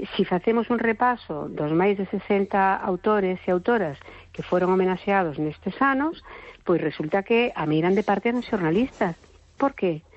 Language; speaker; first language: Galician; non-native, local second language; Spanish